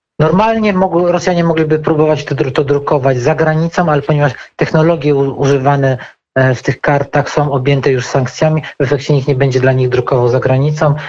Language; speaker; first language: Polish; native; Polish